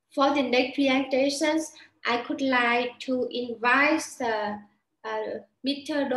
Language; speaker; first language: English; non-native, learner; Vietnamese